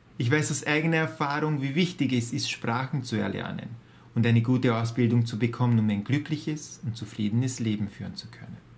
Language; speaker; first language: German; early bilingual, other home language; Hungarian